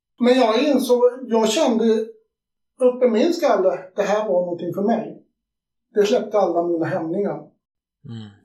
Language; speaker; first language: Swedish; native; Swedish